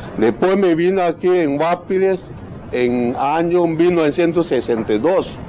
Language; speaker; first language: Spanish; non-native, learner; Chinese